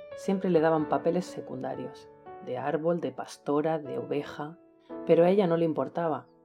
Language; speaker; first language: Spanish; native; Spanish